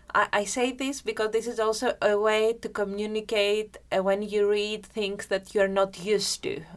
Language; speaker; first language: English; non-native, fluent; Greek